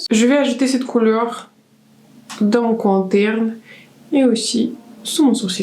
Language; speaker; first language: French; native; French